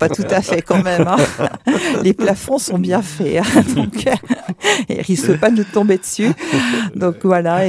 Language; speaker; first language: French; native; French